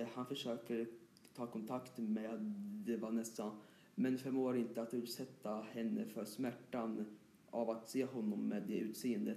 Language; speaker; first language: Swedish; native; Swedish